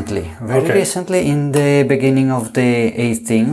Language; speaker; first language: English; non-native, fluent; Italian